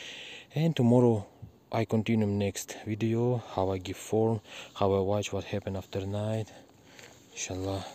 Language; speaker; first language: English; non-native, learner; Russian